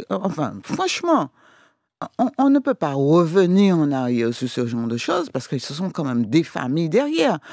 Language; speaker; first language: French; native; French